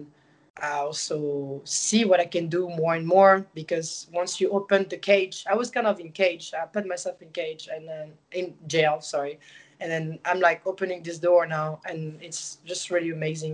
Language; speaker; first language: English; non-native, fluent; French